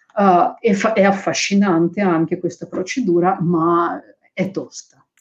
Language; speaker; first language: Italian; non-native, fluent; Russian